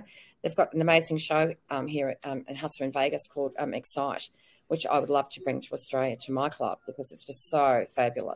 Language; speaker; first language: English; native; English